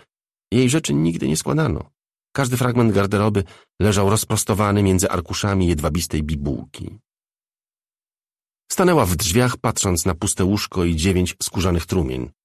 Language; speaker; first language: Polish; native; Polish